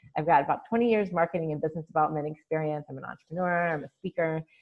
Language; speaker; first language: English; native; English